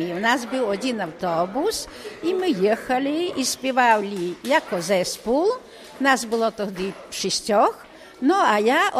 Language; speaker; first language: Ukrainian; native; Ukrainian